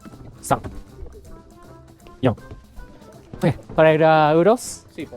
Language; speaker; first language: Spanish; non-native, learner; Japanese